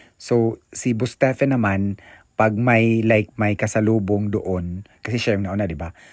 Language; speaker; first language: Filipino; non-native, local second language; Cebuano